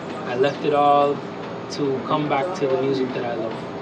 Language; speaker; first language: English; native; English